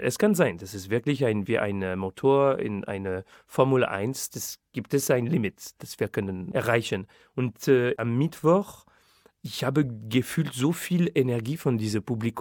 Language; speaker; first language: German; non-native, fluent; French